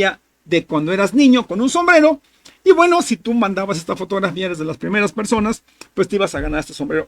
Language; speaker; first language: Spanish; native; Spanish